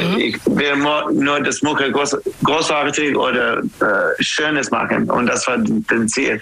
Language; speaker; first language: German; non-native, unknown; English